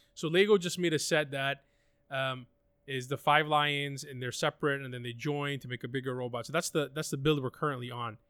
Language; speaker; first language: English; non-native, local second language; Urdu